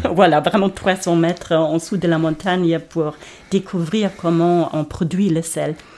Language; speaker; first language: French; non-native, fluent; German